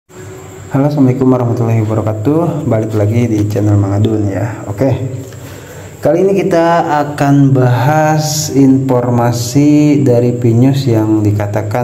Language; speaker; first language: Indonesian; native; Indonesian